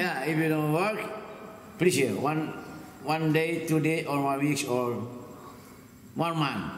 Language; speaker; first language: English; non-native, learner; Indonesian